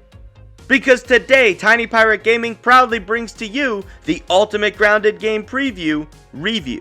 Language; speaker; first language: English; native; English